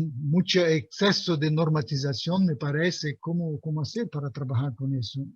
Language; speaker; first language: Spanish; non-native, fluent; Portuguese